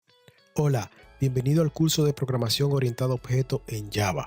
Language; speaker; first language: Spanish; native; Spanish